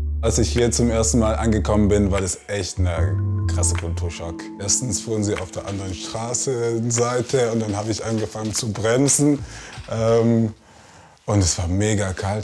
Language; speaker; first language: German; non-native, fluent; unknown